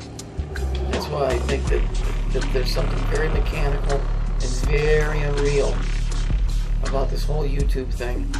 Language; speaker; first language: English; native; English